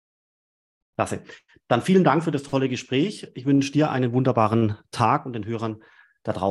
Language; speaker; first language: German; native; German